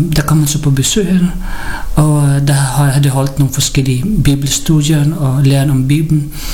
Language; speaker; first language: Danish; early bilingual, other home language; Filipino